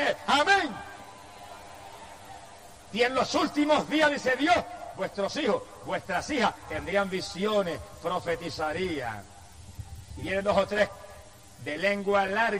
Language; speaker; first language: Spanish; native; Spanish